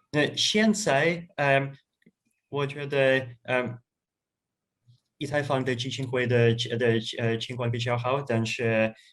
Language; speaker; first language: Chinese; non-native, fluent; Russian